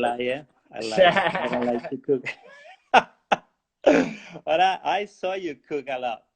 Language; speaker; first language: English; non-native, learner; Spanish